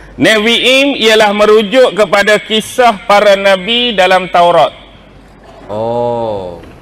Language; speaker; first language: Malay; native; Malay